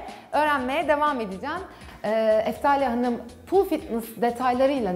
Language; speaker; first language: Turkish; native; Turkish